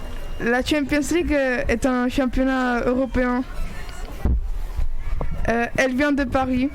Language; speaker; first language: French; early bilingual, other home language; Italian